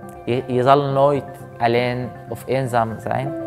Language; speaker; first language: Dutch; non-native, fluent; Arabic